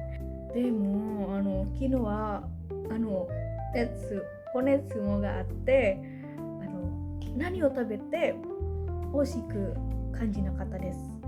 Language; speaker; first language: Japanese; non-native, learner; Indonesian